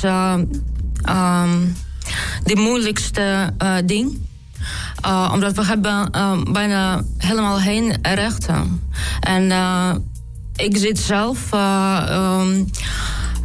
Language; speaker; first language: Dutch; non-native, learner; Ukrainian